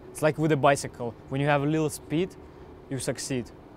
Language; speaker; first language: English; non-native, fluent; Estonian